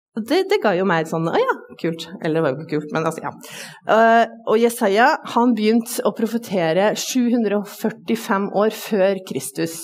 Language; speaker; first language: Norwegian; native; Norwegian